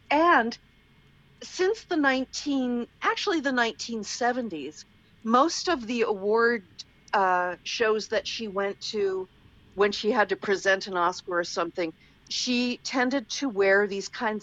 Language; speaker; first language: English; native; English